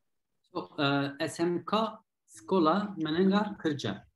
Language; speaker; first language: Indonesian; non-native, learner; Turkish